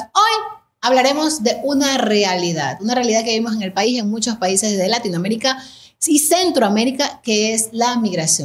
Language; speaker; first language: Spanish; native; Spanish